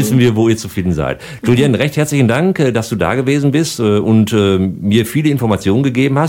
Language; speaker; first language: German; native; German